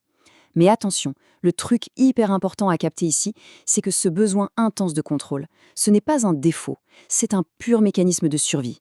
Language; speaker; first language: French; native; French